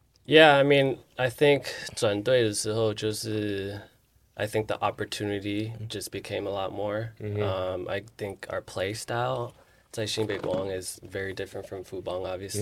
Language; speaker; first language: English; early bilingual, other home language; Chinese